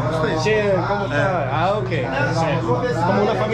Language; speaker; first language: Portuguese; non-native, learner; Danish